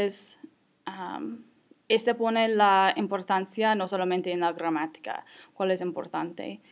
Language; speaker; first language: Spanish; non-native, fluent; English